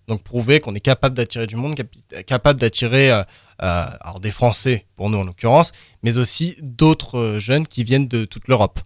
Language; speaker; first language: French; native; French